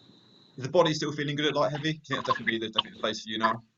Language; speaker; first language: English; native; English